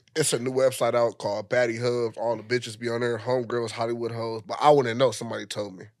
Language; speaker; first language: English; native; English